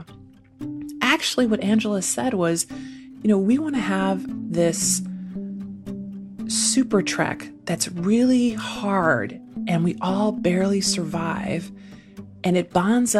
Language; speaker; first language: English; native; English